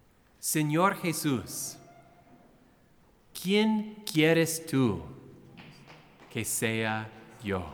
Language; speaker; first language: Spanish; non-native, fluent; English